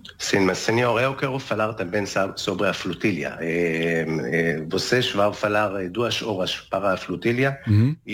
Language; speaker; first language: Portuguese; non-native, learner; Hebrew